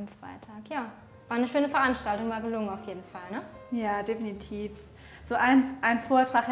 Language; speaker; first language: German; native; German